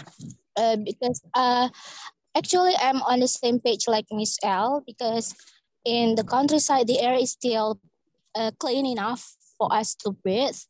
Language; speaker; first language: English; non-native, fluent; Indonesian